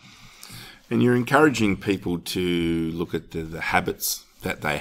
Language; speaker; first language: English; native; English